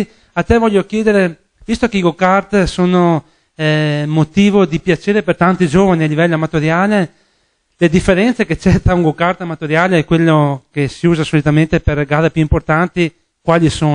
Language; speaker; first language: Italian; native; Italian